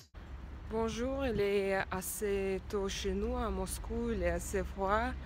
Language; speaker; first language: French; non-native, fluent; Russian